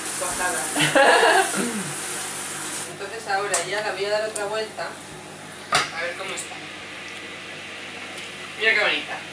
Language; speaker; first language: Spanish; native; Spanish